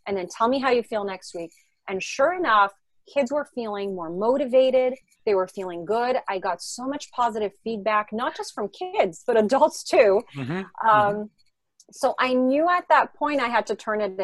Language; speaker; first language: English; non-native, fluent; French